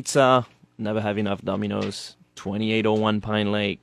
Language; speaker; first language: English; non-native, fluent; French